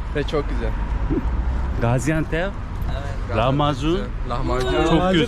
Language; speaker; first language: Turkish; non-native, learner; Korean